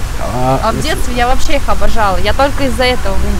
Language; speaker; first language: Russian; native; Russian